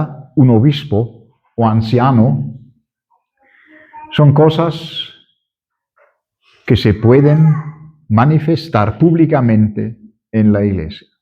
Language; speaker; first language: Spanish; non-native, fluent; German